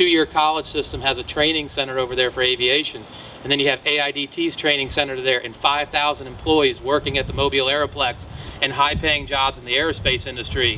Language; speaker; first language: English; native; English